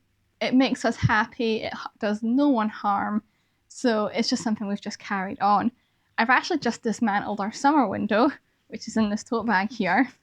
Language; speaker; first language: English; native; English